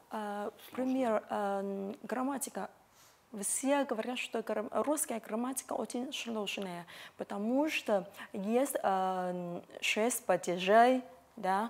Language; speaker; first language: Russian; non-native, fluent; Vietnamese